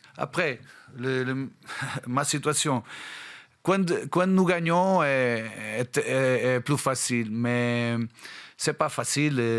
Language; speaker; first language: French; non-native, fluent; Portuguese